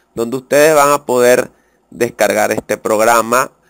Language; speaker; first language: Spanish; native; Spanish